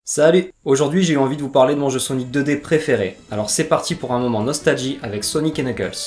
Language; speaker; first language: French; native; French